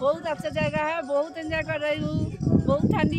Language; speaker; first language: Hindi; non-native, local second language; Bangla